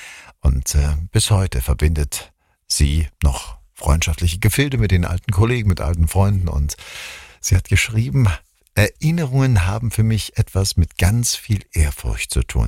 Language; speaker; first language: German; native; German